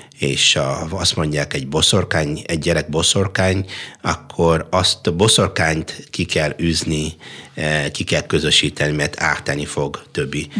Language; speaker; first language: Hungarian; non-native, fluent; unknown